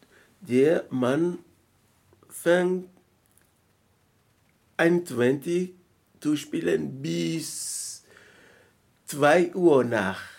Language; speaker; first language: German; non-native, learner; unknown